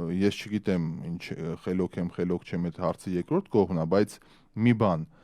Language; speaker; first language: Armenian; early bilingual, other home language; Russian